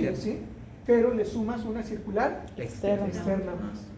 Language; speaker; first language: Spanish; native; Spanish